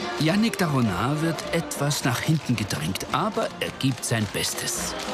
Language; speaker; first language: German; native; German